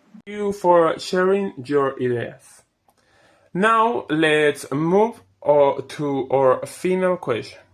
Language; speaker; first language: English; non-native, fluent; Spanish